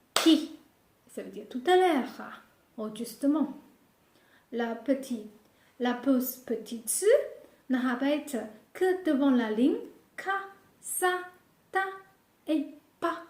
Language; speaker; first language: French; non-native, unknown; Japanese